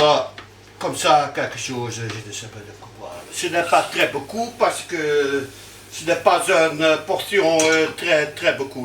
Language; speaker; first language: French; non-native, learner; Dutch